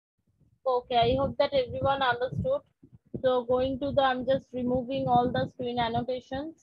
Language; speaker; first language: English; non-native, local second language; Bangla